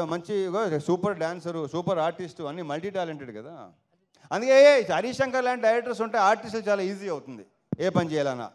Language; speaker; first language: Telugu; native; Telugu